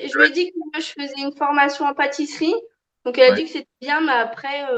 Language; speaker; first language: French; native; French